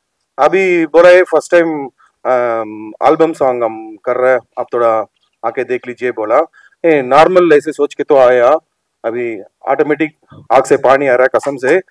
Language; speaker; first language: Hindi; non-native, local second language; Telugu